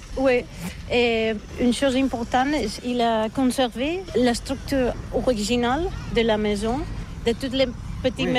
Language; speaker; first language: French; non-native, learner; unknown